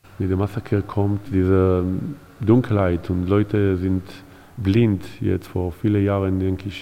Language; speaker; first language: German; non-native, learner; Hebrew